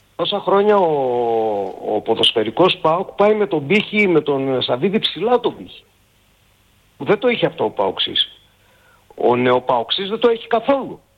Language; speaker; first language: Greek; native; Greek